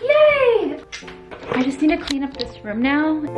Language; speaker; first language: English; native; English